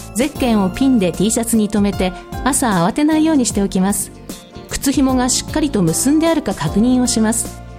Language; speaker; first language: Japanese; non-native, fluent; English